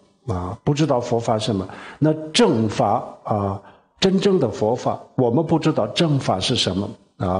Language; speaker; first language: Chinese; non-native, local second language; Tibetan